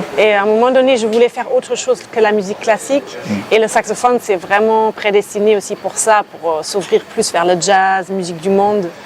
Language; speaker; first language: French; non-native, fluent; German